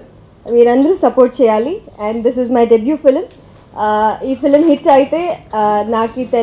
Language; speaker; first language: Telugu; non-native, learner; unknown